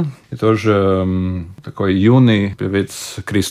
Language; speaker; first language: Russian; non-native, local second language; Latvian